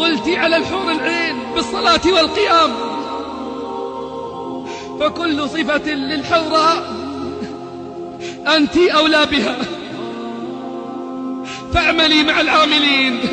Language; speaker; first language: Arabic; native; Arabic